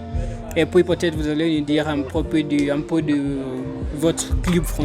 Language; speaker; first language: French; non-native, learner; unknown